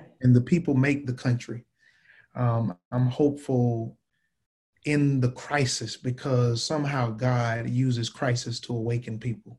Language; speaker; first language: English; native; English